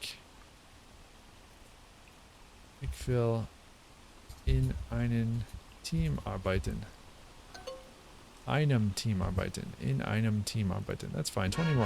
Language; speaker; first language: German; non-native, learner; English